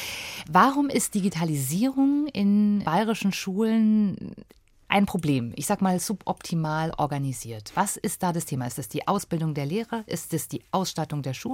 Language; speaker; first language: German; native; German